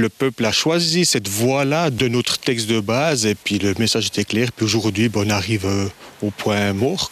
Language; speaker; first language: French; native; French